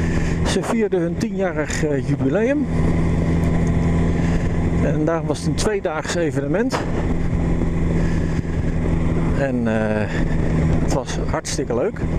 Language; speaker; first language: Dutch; native; Dutch